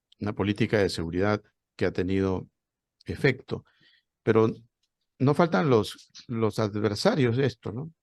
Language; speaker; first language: Spanish; native; Spanish